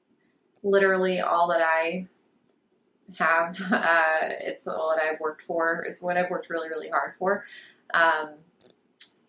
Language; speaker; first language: English; native; English